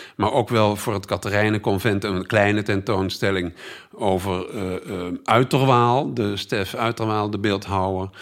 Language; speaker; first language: Dutch; native; Dutch